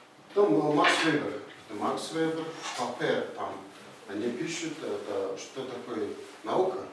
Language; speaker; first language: Russian; non-native, learner; Mongolian